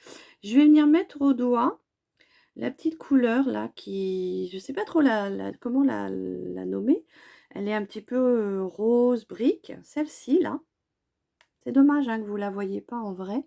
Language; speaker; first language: French; native; French